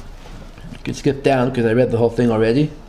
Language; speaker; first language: English; native; English